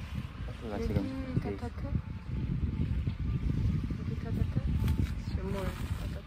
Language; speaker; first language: Korean; non-native, learner; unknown